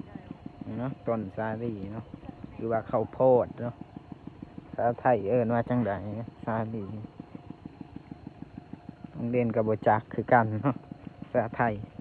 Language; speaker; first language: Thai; non-native, local second language; Northeastern Thai